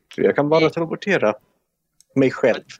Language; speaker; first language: Swedish; non-native, fluent; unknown